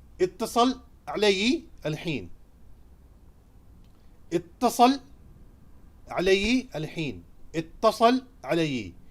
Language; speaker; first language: Arabic; non-native, fluent; Urdu